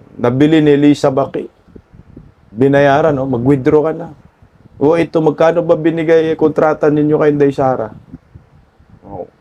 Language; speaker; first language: Filipino; non-native, local second language; Cebuano